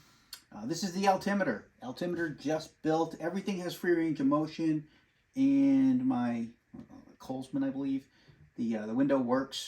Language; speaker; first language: English; native; English